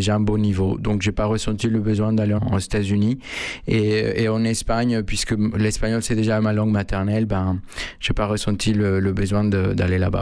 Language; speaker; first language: French; non-native, fluent; Spanish